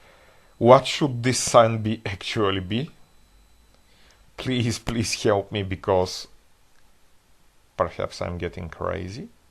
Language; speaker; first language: English; non-native, fluent; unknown